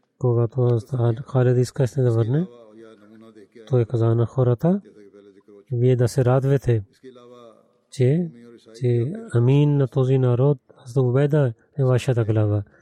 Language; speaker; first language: Bulgarian; non-native, learner; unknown